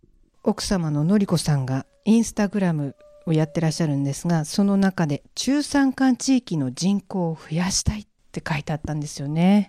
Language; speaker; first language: Japanese; native; Japanese